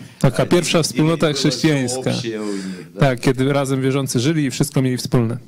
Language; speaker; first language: Polish; non-native, learner; Russian